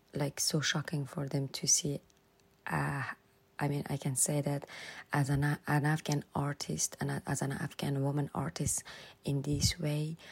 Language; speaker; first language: English; non-native, fluent; Persian